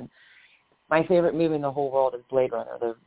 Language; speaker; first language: English; native; English